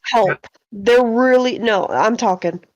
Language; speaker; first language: English; native; English